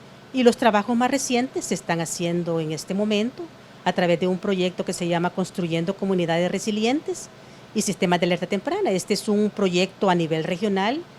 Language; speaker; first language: Spanish; native; Spanish